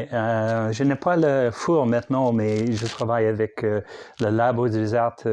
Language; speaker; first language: French; non-native, learner; English